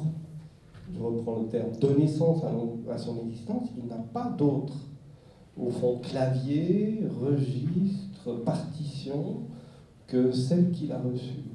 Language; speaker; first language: French; native; French